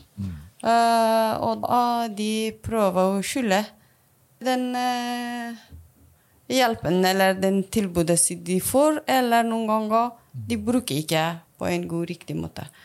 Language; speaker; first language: Norwegian; non-native, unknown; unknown